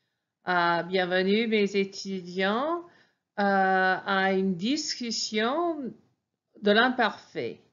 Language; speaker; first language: French; non-native, fluent; English